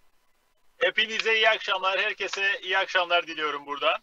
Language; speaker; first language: Turkish; native; Turkish